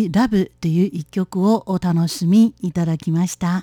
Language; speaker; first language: Japanese; non-native, fluent; Chinese